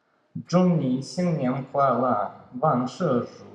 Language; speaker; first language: Chinese; non-native, learner; Russian